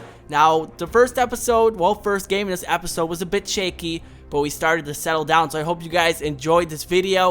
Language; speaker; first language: English; native; English